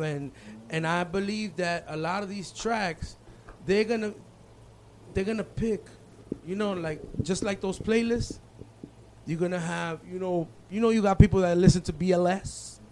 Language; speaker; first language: English; native; English